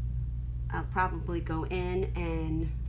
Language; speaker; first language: English; native; English